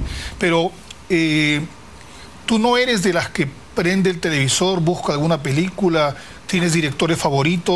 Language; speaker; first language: Spanish; native; Spanish